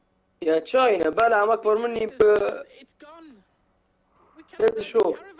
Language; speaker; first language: Arabic; native; Arabic